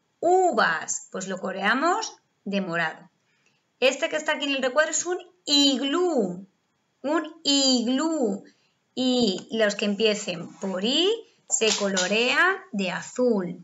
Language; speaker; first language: Spanish; native; Spanish